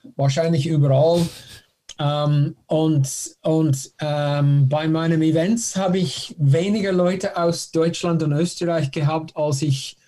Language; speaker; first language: German; non-native, fluent; English